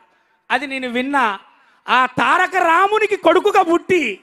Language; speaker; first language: Telugu; native; Telugu